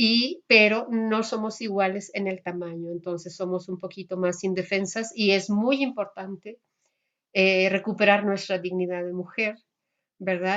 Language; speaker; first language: Spanish; native; Spanish